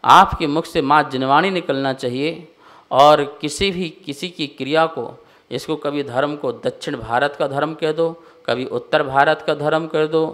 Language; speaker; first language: Hindi; native; Hindi